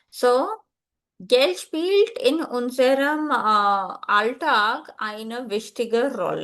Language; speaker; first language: German; non-native, fluent; Hindi